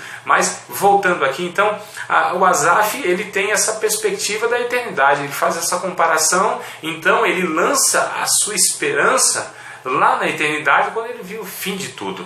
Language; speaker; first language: Portuguese; native; Portuguese